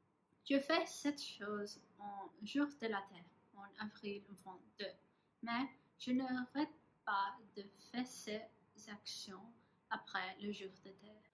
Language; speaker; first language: French; non-native, learner; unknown